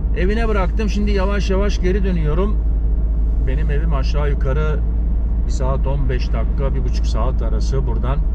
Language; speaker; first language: Turkish; early bilingual, heritage; Turkish